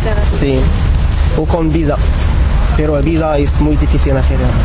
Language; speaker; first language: Spanish; non-native, learner; Arabic